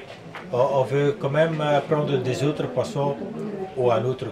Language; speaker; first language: French; non-native, learner; Dutch